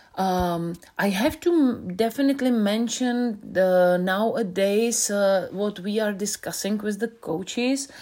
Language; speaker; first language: English; non-native, fluent; Czech